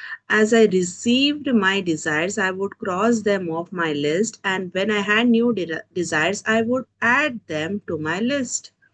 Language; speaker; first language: English; non-native, local second language; Telugu